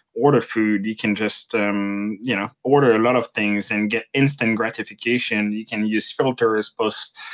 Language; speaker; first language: English; non-native, fluent; French